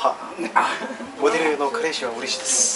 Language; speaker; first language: Japanese; non-native, learner; Korean